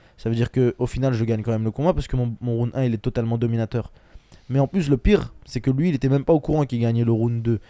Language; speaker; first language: French; early bilingual, other home language; Chechen